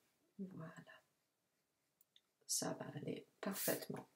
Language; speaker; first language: French; non-native, fluent; Italian